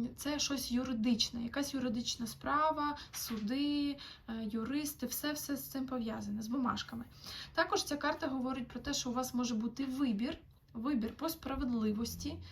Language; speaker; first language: Ukrainian; non-native, local second language; Russian